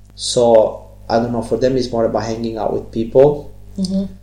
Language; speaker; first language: English; non-native, fluent; Italian